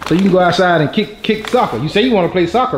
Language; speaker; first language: English; native; English